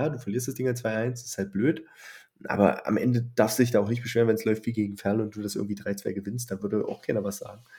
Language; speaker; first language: German; native; German